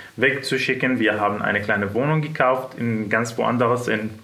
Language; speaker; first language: German; non-native, fluent; Arabic